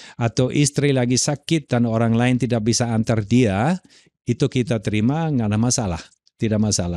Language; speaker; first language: Indonesian; non-native, fluent; German